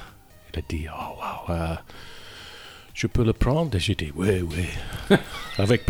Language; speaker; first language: French; non-native, learner; English